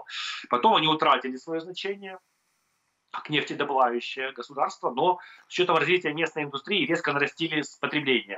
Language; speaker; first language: Russian; native; Russian